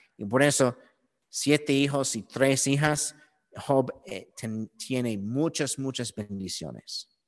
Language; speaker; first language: Spanish; non-native, learner; English